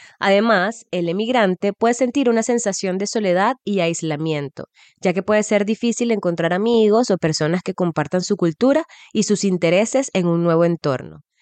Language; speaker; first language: Spanish; native; Spanish